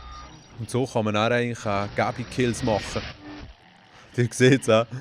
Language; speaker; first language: German; native; German